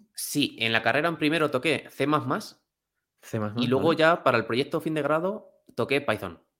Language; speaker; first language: Spanish; native; Spanish